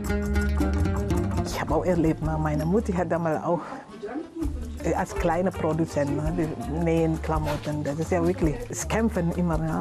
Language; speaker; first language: German; non-native, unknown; Indonesian